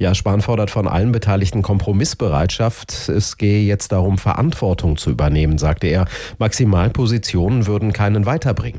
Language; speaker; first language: German; native; German